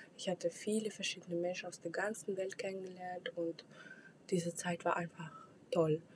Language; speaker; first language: German; non-native, fluent; Russian